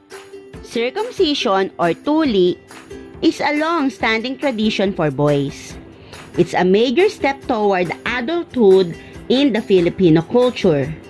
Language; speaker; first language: English; non-native, local second language; Filipino